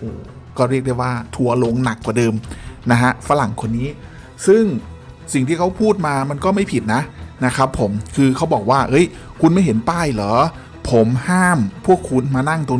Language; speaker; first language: Thai; native; Thai